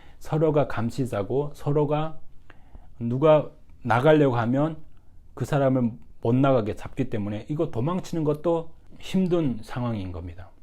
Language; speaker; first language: Korean; native; Korean